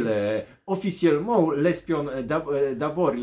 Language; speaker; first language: French; non-native, learner; Polish